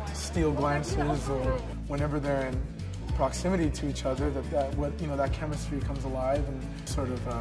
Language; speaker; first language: English; early bilingual, other home language; Spanish